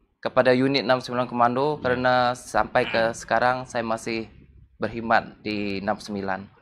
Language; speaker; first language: Malay; non-native, local second language; Iban